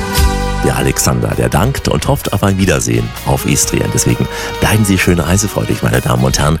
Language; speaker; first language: German; native; German